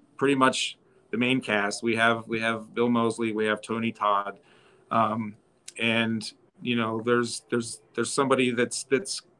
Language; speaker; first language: English; native; English